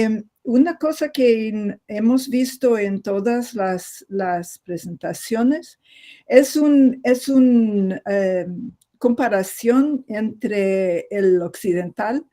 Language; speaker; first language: Spanish; non-native, fluent; English